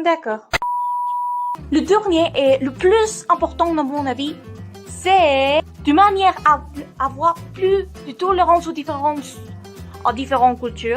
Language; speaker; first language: French; non-native, learner; Spanish